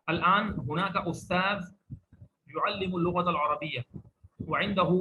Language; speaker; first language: Arabic; non-native, fluent; Urdu